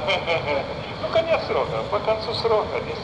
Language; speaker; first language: Russian; non-native, fluent; Lithuanian